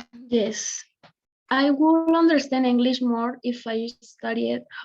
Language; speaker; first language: English; non-native, learner; Spanish